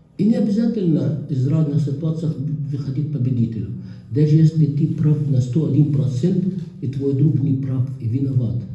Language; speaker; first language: Russian; non-native, fluent; Arabic